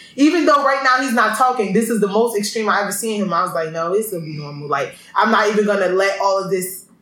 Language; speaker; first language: English; early bilingual, other home language; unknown